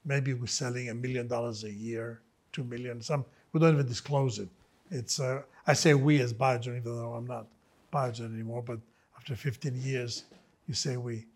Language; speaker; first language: English; non-native, fluent; Greek